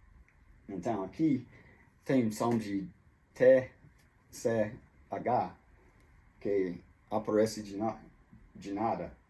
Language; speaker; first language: Portuguese; non-native, fluent; English